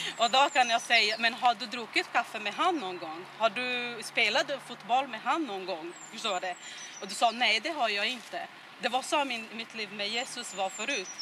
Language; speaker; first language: Swedish; non-native, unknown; Portuguese